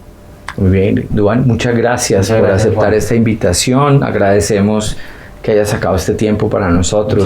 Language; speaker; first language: Spanish; native; Spanish